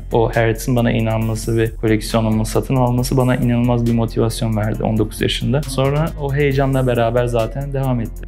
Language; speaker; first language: Turkish; early bilingual, heritage; Turkish